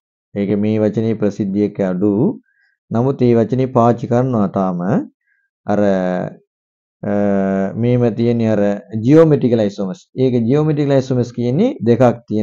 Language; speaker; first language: Sinhala; non-native, local second language; Tamil